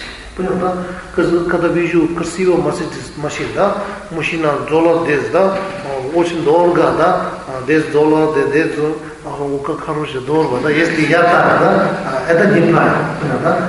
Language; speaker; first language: Russian; non-native, learner; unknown